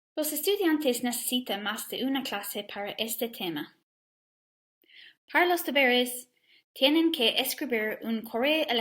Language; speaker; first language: Spanish; non-native, learner; English